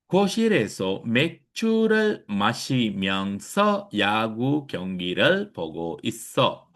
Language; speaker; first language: Korean; non-native, fluent; Sinhala